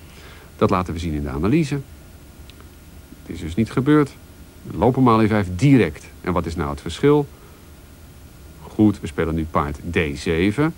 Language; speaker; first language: Dutch; native; Dutch